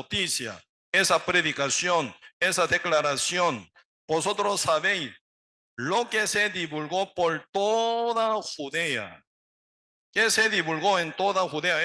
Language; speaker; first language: Spanish; non-native, learner; Korean